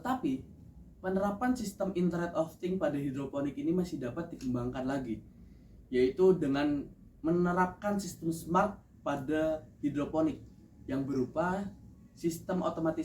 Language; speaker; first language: Indonesian; non-native, local second language; Javanese